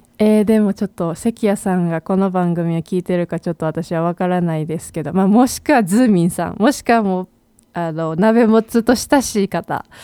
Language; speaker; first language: Japanese; native; Japanese